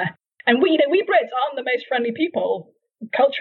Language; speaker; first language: English; native; English